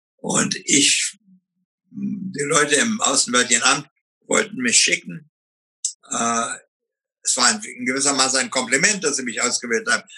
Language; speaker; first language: German; native; German